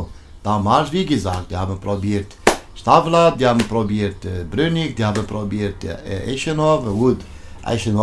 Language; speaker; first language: German; non-native, learner; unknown